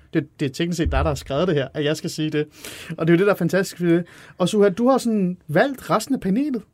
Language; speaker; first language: Danish; early bilingual, other home language; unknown